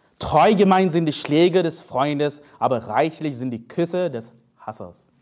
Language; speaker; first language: German; non-native, fluent; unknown